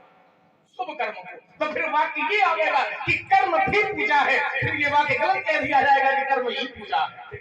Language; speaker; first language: Hindi; native; Hindi